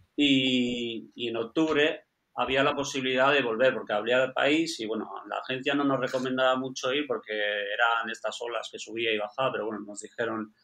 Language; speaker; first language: Spanish; native; Spanish